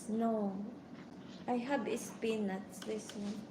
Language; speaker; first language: English; non-native, learner; Bikol